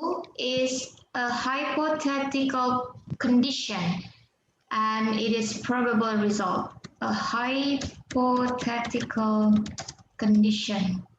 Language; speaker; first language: English; non-native, fluent; Indonesian